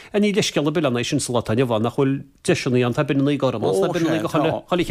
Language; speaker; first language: Irish; native; Irish